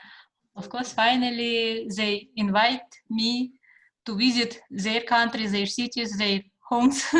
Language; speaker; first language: English; non-native, fluent; Russian